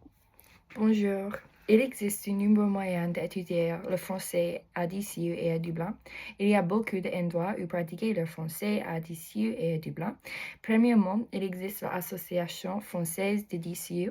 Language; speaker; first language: French; non-native, learner; English